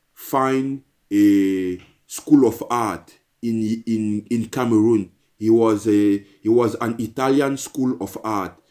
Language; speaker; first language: English; non-native, local second language; Basaa